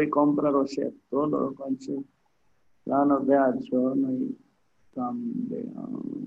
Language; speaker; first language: Italian; non-native, learner; Hindi